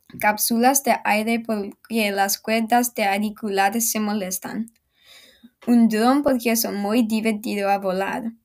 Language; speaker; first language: Spanish; non-native, learner; English